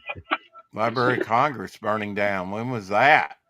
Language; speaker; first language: English; native; English